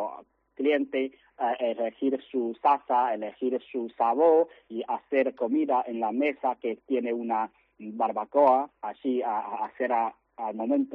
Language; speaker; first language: Spanish; non-native, learner; Chinese